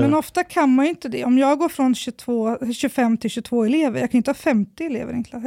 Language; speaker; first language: Swedish; early bilingual, other home language; Persian